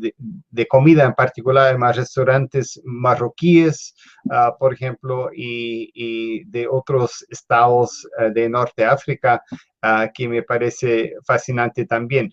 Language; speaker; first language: Spanish; non-native, fluent; English